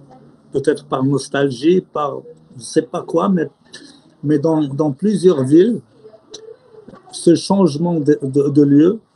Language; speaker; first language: French; non-native, local second language; Arabic